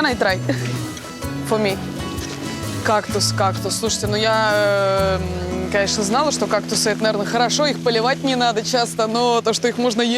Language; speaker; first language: Russian; native; Russian